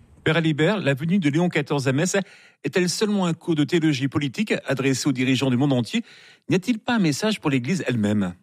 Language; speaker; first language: French; native; French